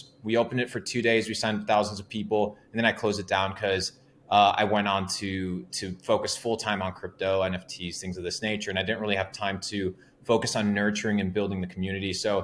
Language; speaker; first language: English; non-native, fluent; Spanish